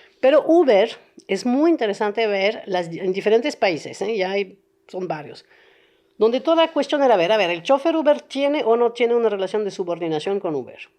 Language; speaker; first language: Spanish; non-native, fluent; French